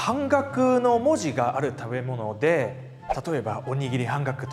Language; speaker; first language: Japanese; non-native, fluent; Vietnamese